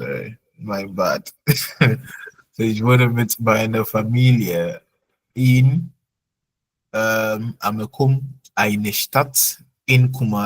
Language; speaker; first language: German; non-native, fluent; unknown